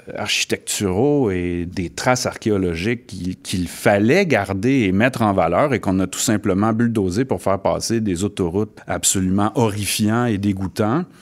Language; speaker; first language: French; native; French